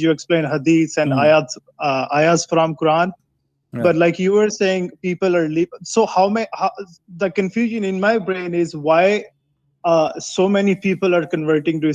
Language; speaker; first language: English; non-native, fluent; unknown